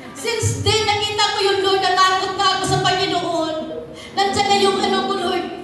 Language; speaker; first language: Filipino; non-native, local second language; Cebuano